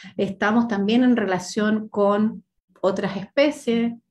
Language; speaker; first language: Spanish; native; Spanish